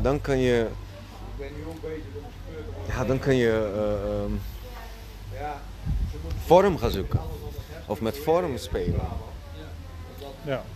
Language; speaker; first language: Dutch; non-native, fluent; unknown